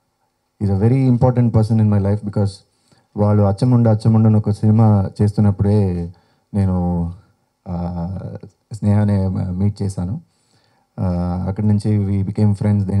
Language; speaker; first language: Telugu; non-native, fluent; Tamil